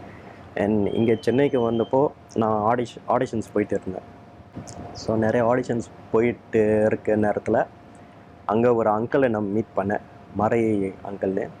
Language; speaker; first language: Tamil; early bilingual, heritage; Tamil